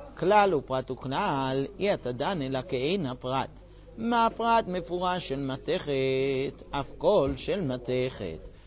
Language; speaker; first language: Hebrew; non-native, fluent; English